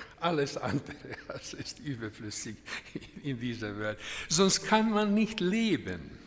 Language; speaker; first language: German; non-native, fluent; Hungarian